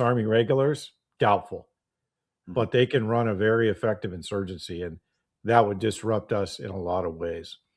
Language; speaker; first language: English; native; English